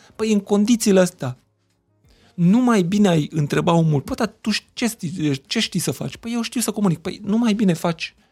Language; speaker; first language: Romanian; non-native, local second language; Hungarian